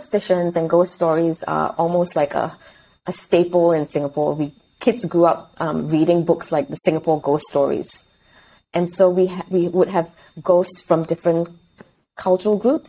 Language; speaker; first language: English; native; English